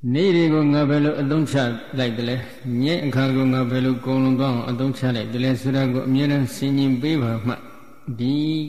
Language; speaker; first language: Burmese; native; Burmese